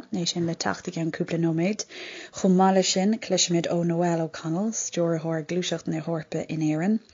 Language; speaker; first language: Irish; non-native, local second language; English